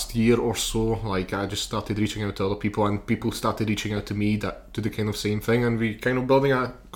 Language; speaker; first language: English; early bilingual, other home language; Slovak